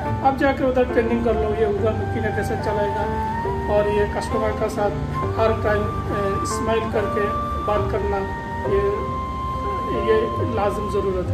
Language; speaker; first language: Hindi; non-native, fluent; Bangla